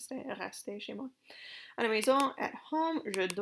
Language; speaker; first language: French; non-native, fluent; English